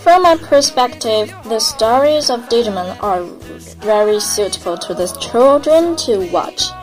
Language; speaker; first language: English; non-native, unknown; Chinese